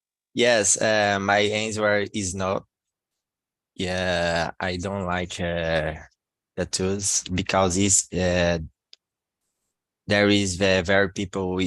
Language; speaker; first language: English; non-native, learner; Portuguese